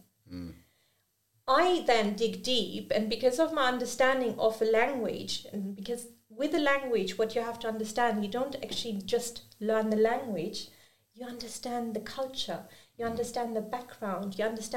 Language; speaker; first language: English; non-native, fluent; German